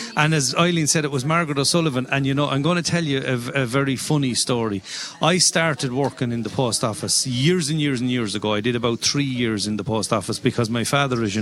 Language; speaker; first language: English; native; English